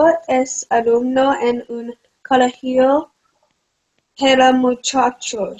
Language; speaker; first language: Spanish; non-native, learner; English